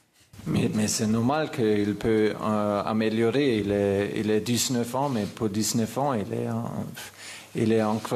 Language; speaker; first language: French; non-native, fluent; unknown